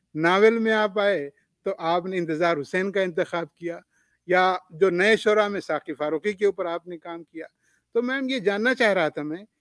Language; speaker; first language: Urdu; native; Urdu